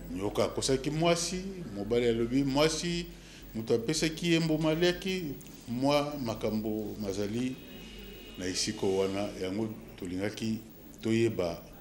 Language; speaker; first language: Lingala; native; Lingala